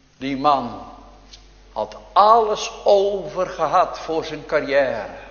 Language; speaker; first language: Dutch; native; Dutch